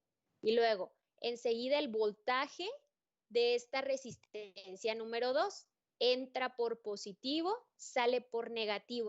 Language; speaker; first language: Spanish; native; Spanish